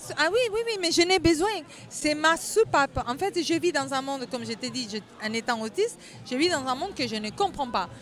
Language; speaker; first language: French; non-native, fluent; Spanish